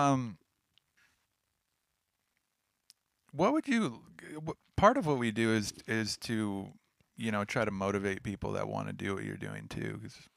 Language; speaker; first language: English; native; English